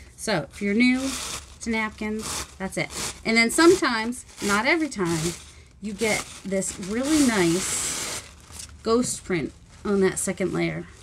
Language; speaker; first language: English; native; English